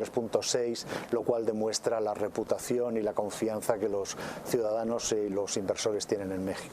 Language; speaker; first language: Spanish; native; Spanish